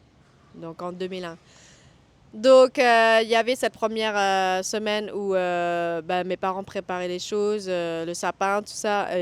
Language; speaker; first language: French; early bilingual, other home language; Vietnamese